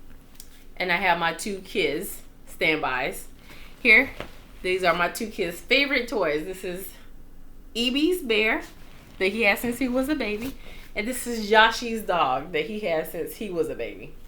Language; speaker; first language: English; native; English